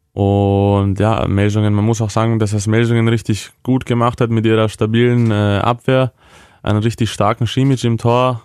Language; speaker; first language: German; early bilingual, other home language; Croatian